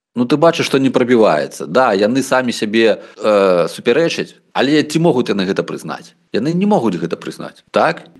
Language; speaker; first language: Belarusian; non-native, local second language; Russian